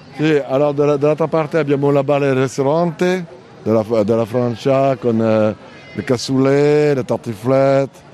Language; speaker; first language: Italian; non-native, learner; French